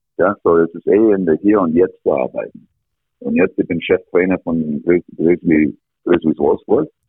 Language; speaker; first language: German; non-native, fluent; English